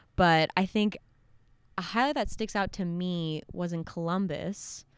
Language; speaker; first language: English; native; English